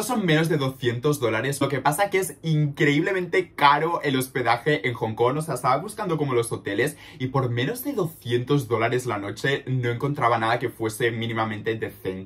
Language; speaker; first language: Spanish; native; Spanish